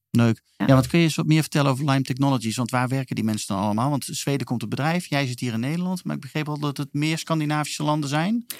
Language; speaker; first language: Dutch; native; Dutch